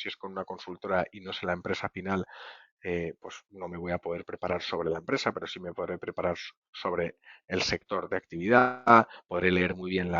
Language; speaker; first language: Spanish; native; Spanish